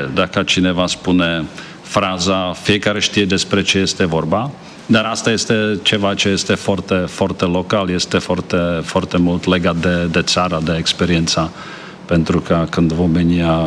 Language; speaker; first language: Romanian; non-native, learner; Czech